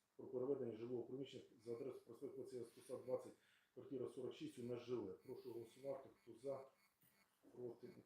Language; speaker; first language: Ukrainian; native; Ukrainian